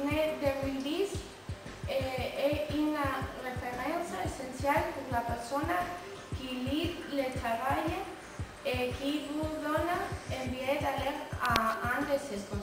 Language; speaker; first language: French; non-native, learner; Spanish